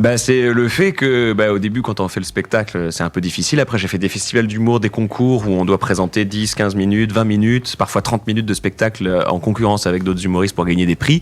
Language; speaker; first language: French; native; French